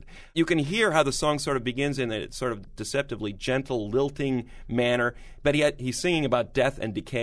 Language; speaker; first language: English; native; English